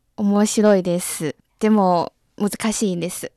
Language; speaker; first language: Japanese; non-native, fluent; Chinese